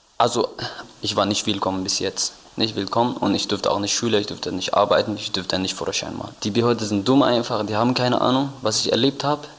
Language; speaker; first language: German; non-native, learner; Tigrinya